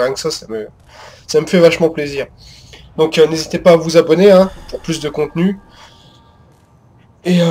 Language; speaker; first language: French; native; French